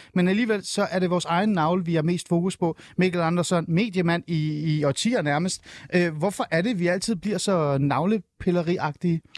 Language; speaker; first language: Danish; native; Danish